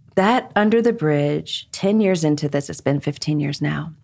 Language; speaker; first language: English; early bilingual, other home language; Krio